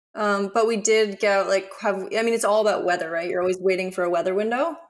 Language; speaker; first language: English; native; English